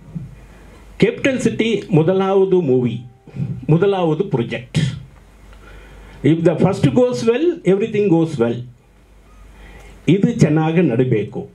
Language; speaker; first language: Kannada; non-native, learner; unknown